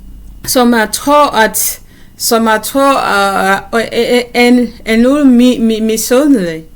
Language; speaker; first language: Danish; non-native, learner; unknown